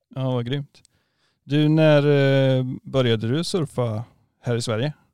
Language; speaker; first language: Swedish; native; Swedish